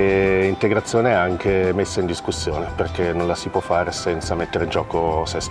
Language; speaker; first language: Italian; native; Italian